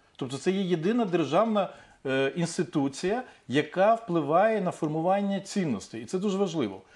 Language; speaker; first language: Ukrainian; native; Ukrainian